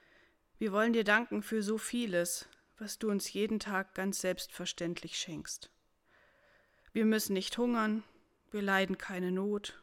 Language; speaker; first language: German; native; German